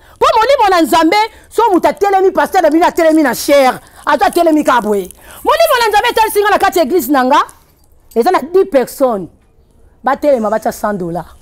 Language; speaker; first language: Lingala; non-native, local second language; Kongo